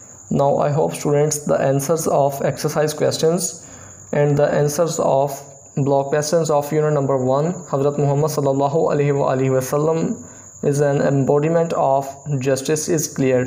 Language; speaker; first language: English; non-native, local second language; Urdu